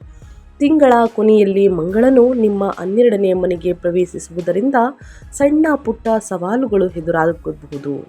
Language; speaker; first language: Kannada; native; Kannada